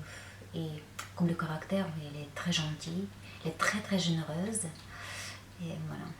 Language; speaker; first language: French; non-native, fluent; Russian